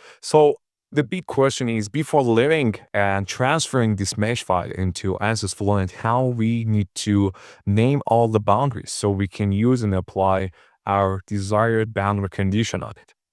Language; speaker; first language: English; non-native, fluent; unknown